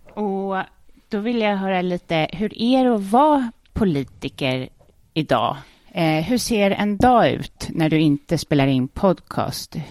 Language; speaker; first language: Swedish; native; Swedish